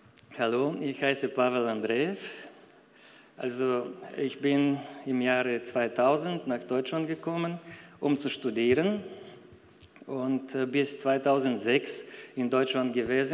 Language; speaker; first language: German; non-native, fluent; Bulgarian